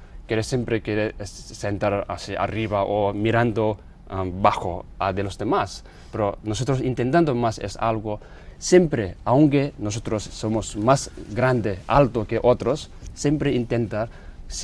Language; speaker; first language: Spanish; non-native, learner; Tibetan